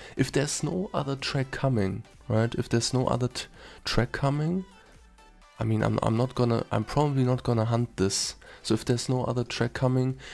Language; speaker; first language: English; non-native, fluent; German